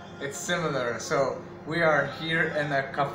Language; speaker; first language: English; non-native, fluent; French